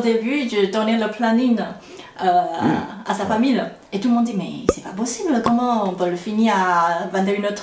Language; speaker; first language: French; non-native, fluent; Chinese